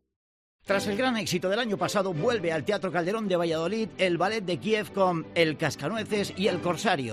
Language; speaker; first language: Spanish; native; Spanish